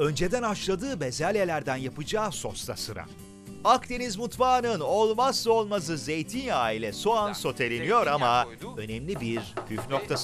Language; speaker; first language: Turkish; native; Turkish